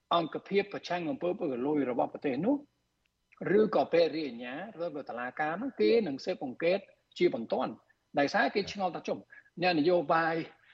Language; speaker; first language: Khmer; non-native, fluent; Spanish